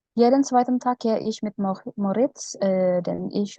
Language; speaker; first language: German; non-native, fluent; Indonesian